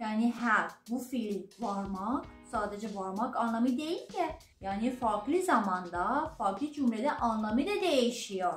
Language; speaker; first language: Turkish; non-native, learner; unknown